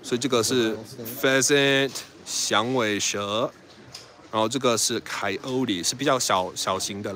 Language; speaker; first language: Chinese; non-native, fluent; English